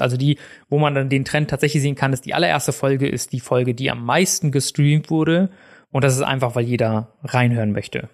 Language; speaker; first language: German; native; German